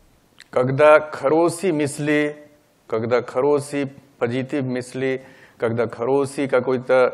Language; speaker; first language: Russian; non-native, learner; Hindi